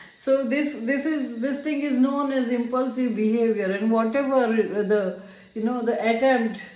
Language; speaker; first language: English; non-native, local second language; Gujarati